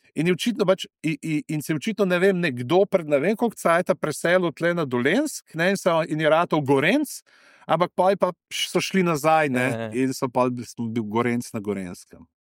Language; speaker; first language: Slovenian; native; Slovenian